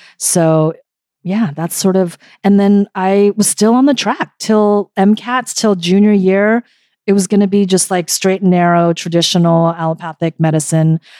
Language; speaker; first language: English; early bilingual, other home language; Korean